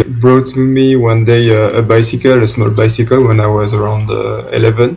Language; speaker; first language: English; non-native, fluent; French